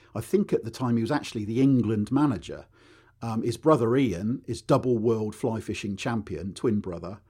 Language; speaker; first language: English; native; English